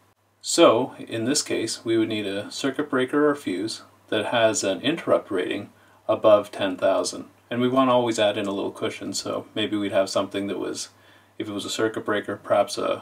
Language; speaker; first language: English; native; English